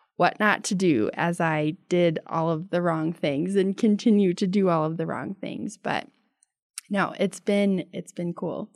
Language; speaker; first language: English; native; English